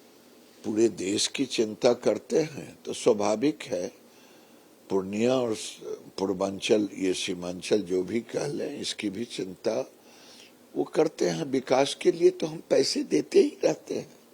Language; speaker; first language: Hindi; native; Hindi